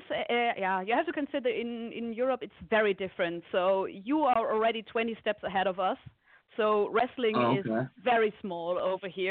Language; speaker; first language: English; non-native, fluent; German